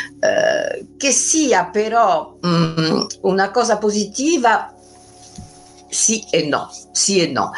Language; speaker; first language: Italian; non-native, fluent; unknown